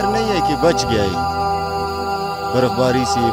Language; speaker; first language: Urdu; non-native, local second language; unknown